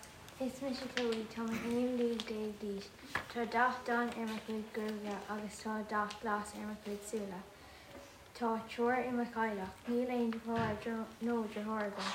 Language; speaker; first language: Irish; non-native, local second language; English